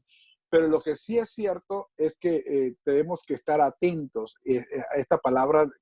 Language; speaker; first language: Spanish; native; Spanish